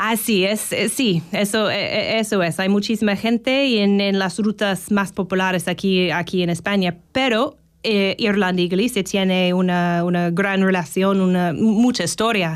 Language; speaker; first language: Spanish; non-native, fluent; English